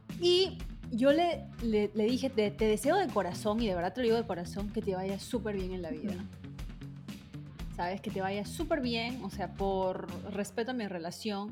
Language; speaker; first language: Spanish; native; Spanish